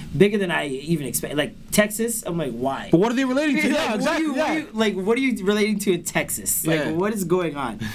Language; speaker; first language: English; native; English